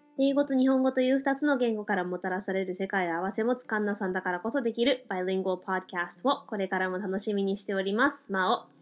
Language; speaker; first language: Japanese; early bilingual, heritage; Japanese